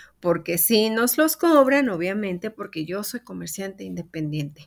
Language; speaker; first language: Spanish; native; Spanish